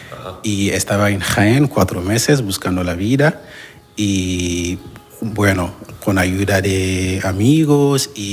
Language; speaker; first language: Spanish; non-native, learner; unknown